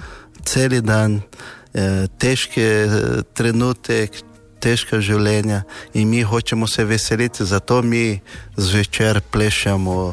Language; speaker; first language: Slovenian; non-native, fluent; Portuguese